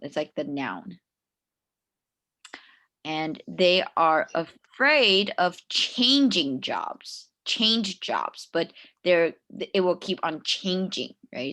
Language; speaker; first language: English; non-native, fluent; Chinese